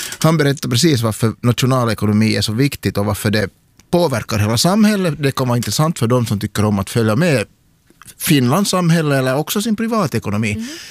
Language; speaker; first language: Swedish; native; Swedish